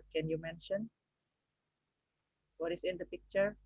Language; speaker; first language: English; non-native, learner; Indonesian